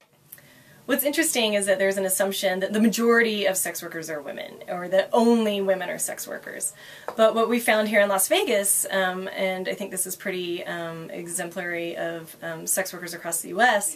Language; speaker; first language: English; native; English